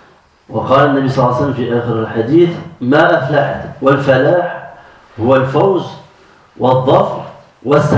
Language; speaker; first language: Arabic; non-native, fluent; French